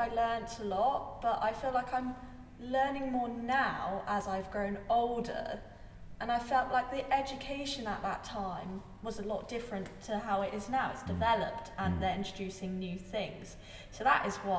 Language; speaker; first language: English; native; English